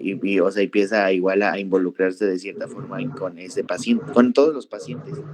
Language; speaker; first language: Spanish; native; Spanish